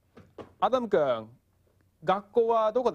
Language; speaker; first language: Japanese; non-native, fluent; English